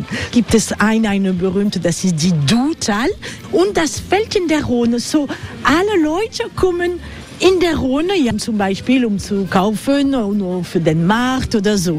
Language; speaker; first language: German; non-native, learner; French